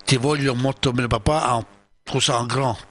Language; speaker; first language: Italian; early bilingual, heritage; Italian